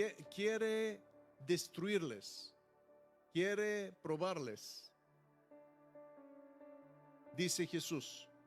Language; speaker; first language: Spanish; non-native, fluent; Bulgarian